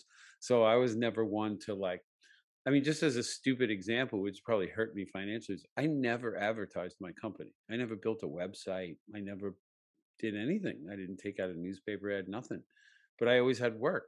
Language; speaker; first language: English; native; English